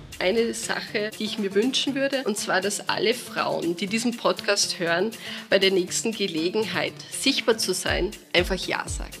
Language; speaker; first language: German; native; German